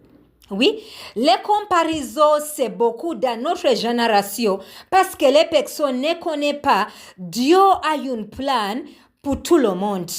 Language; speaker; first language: French; non-native, learner; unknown